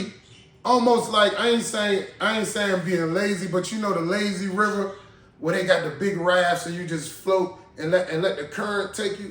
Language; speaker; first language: English; native; English